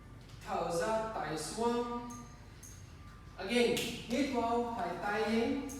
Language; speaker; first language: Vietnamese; non-native, learner; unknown